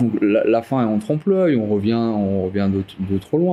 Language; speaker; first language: French; native; French